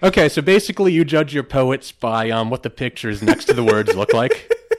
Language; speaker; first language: English; native; English